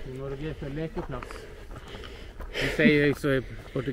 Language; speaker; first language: Portuguese; non-native, learner; Norwegian